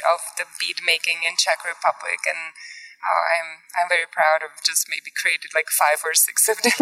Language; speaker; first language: English; non-native, fluent; Czech